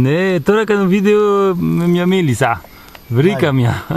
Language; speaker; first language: Greek; non-native, fluent; French